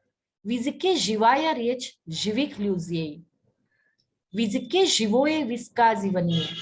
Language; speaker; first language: Russian; non-native, fluent; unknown